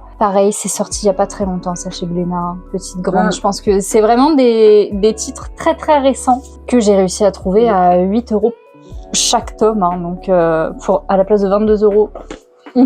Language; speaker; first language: French; native; French